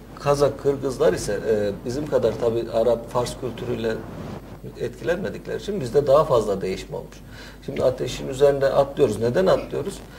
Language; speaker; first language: Turkish; native; Turkish